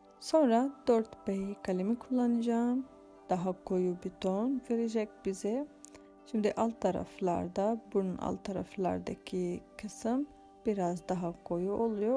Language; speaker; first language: Turkish; non-native, fluent; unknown